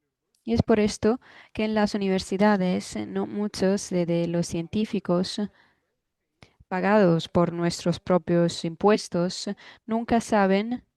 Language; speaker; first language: Spanish; non-native, fluent; German